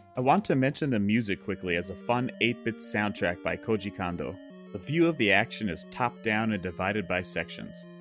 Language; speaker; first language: English; native; English